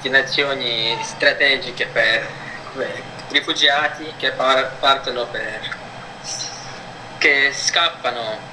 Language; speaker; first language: Italian; non-native, fluent; Ukrainian